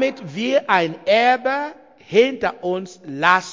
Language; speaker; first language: German; non-native, learner; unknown